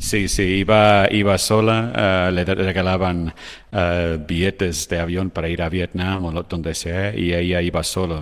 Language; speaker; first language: Spanish; non-native, fluent; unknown